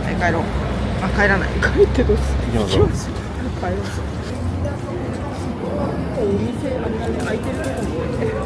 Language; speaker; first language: Japanese; native; Japanese